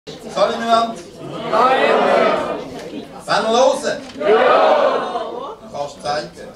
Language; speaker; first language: German; native; German